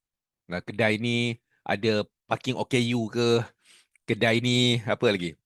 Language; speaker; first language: Malay; native; Malay